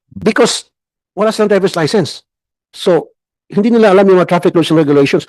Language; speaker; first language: English; non-native, local second language; Filipino